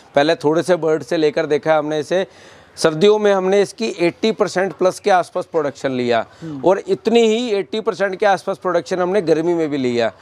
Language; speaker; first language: Hindi; native; Hindi